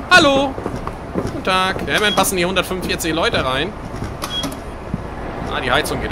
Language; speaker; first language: German; native; German